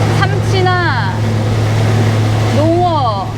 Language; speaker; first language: Korean; native; Korean